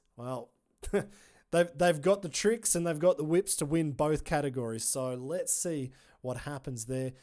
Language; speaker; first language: English; native; English